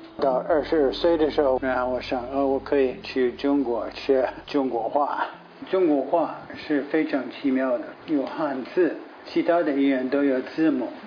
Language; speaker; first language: Chinese; non-native, fluent; English